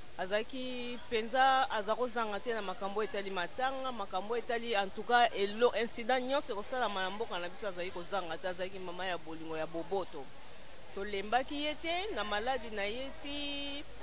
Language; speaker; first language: Lingala; non-native, local second language; Kongo